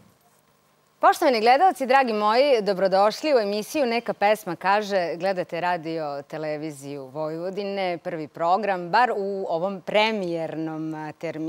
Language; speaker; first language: Serbian; native; Serbian